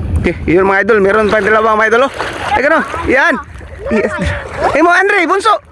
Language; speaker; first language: Filipino; non-native, local second language; Cebuano